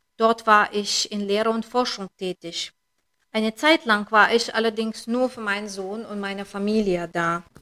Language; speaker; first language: German; non-native, fluent; Lithuanian